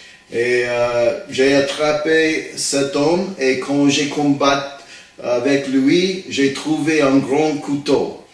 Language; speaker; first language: French; non-native, learner; English